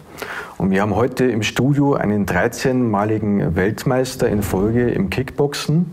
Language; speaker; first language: German; native; German